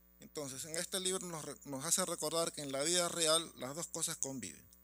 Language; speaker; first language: Spanish; native; Spanish